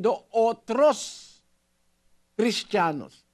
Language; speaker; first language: Spanish; non-native, learner; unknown